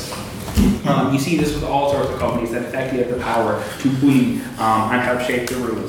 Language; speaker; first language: English; native; English